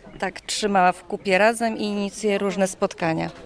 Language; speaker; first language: Polish; native; Polish